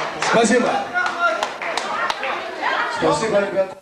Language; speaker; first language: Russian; non-native, local second language; Azerbaijani